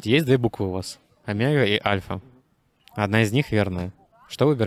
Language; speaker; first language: Russian; native; Russian